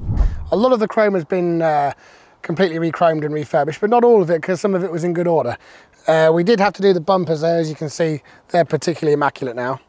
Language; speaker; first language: English; native; English